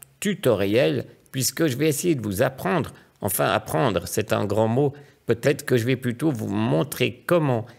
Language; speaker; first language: French; native; French